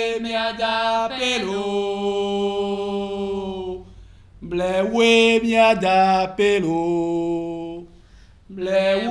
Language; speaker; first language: English; non-native, learner; Ewe